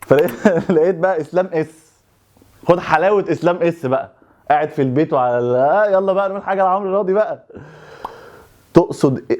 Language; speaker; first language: Arabic; native; Arabic